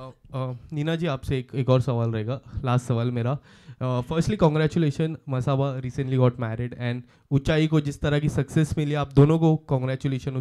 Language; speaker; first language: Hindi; native; Hindi